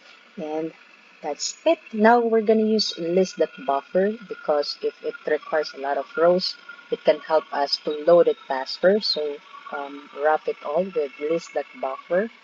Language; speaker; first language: English; non-native, local second language; Filipino